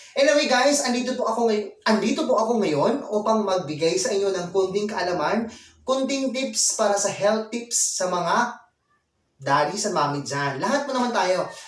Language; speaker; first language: Filipino; non-native, local second language; Waray